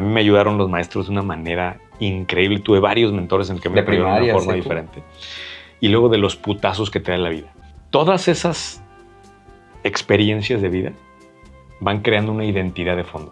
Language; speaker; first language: Spanish; native; Spanish